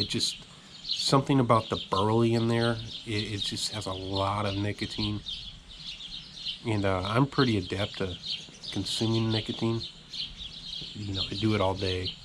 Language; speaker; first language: English; native; English